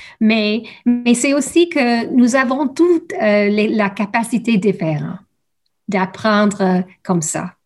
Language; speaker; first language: French; non-native, learner; English